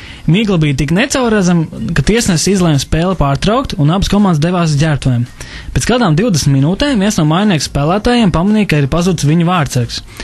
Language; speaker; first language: Latvian; native; Latvian